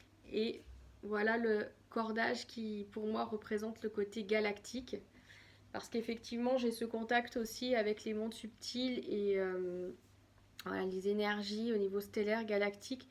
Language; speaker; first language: French; native; French